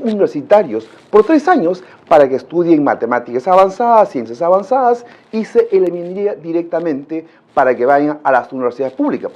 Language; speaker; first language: Spanish; non-native, local second language; Shipibo-Conibo